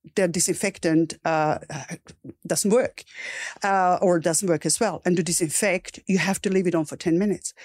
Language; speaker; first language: English; non-native, fluent; German